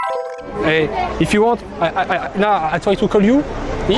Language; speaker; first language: English; non-native, learner; French